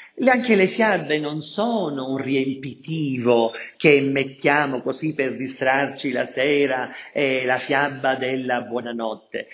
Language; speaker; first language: Italian; native; Italian